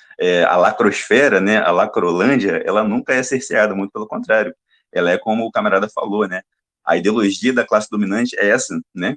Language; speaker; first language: Portuguese; native; Portuguese